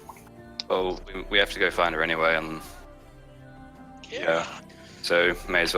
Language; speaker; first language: English; native; English